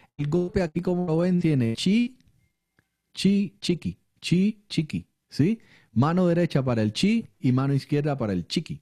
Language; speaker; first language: Spanish; native; Spanish